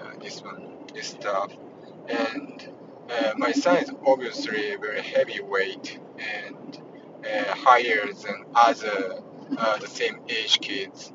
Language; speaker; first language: English; non-native, learner; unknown